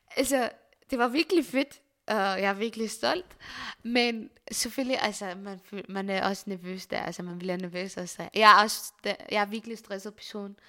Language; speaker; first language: Danish; non-native, fluent; Arabic